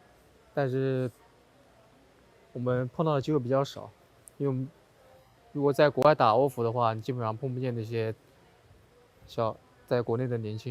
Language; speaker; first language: Chinese; native; Chinese